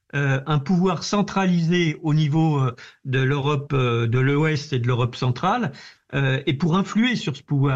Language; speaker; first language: French; native; French